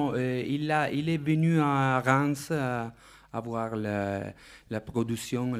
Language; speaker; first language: French; non-native, fluent; Italian